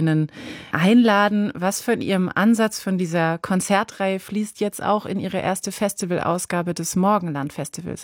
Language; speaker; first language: German; native; German